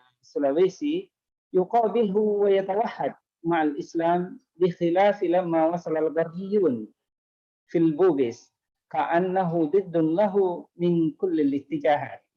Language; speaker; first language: Arabic; non-native, fluent; Indonesian